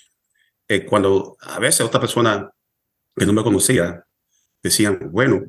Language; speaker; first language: Spanish; early bilingual, heritage; Spanish